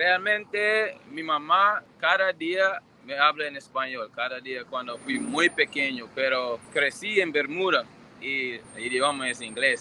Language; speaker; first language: Spanish; non-native, learner; English